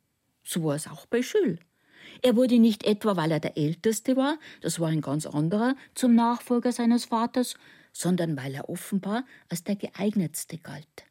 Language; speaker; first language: German; native; German